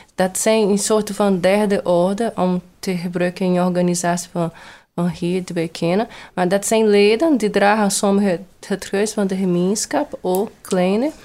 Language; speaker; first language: Dutch; non-native, fluent; Portuguese